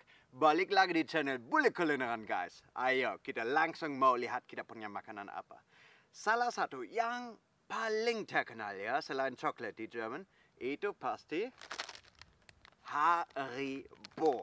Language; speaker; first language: Indonesian; non-native, fluent; German